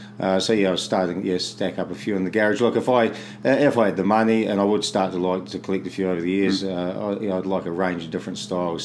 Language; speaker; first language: English; native; English